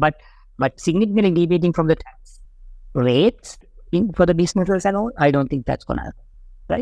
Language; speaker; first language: English; non-native, local second language; Sinhala